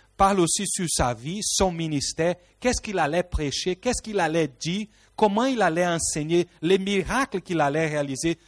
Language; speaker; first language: French; non-native, fluent; Portuguese